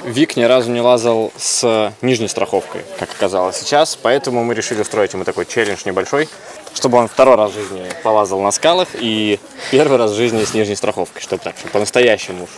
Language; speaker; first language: Russian; native; Russian